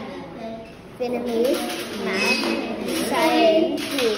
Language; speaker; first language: English; non-native, learner; Vietnamese